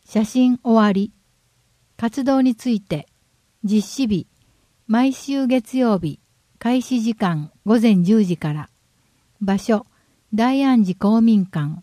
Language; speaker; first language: Japanese; native; Japanese